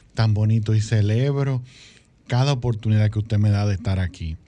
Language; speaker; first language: Spanish; native; Spanish